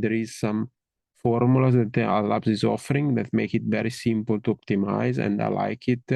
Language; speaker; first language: English; non-native, fluent; Italian